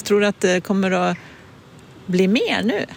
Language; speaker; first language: Swedish; native; Swedish